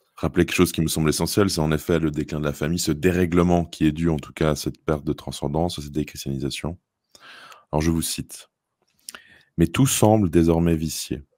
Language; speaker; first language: French; native; French